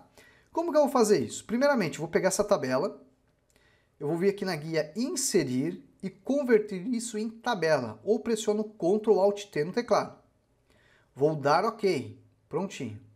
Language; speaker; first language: Portuguese; native; Portuguese